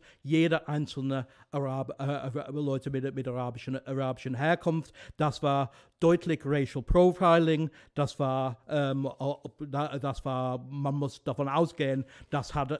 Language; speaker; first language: German; non-native, fluent; English